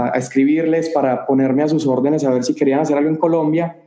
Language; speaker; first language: Spanish; native; Spanish